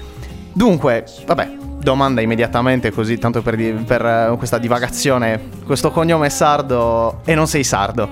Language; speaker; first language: Italian; native; Italian